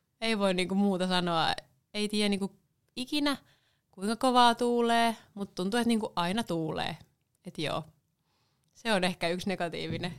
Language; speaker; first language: Finnish; native; Finnish